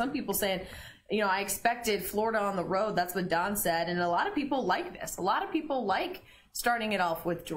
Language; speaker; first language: English; native; English